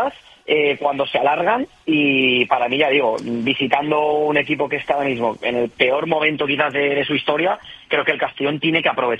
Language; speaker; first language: Spanish; native; Spanish